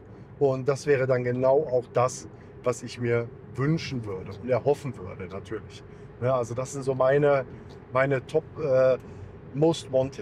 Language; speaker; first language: German; native; German